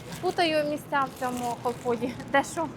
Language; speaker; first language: Ukrainian; native; Ukrainian